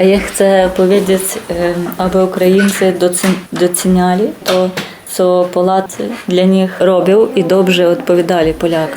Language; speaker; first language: Polish; non-native, learner; Ukrainian